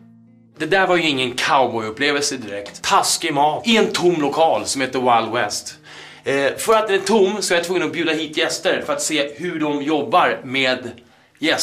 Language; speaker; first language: Swedish; native; Swedish